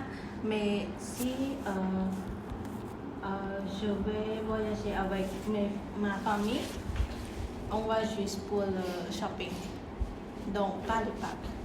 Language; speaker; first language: French; non-native, learner; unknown